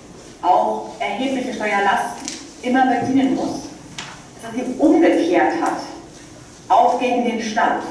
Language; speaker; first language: German; native; German